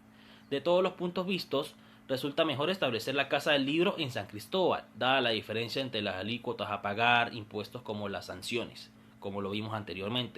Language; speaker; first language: Spanish; native; Spanish